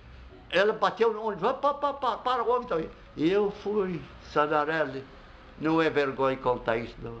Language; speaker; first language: Portuguese; non-native, fluent; Arabic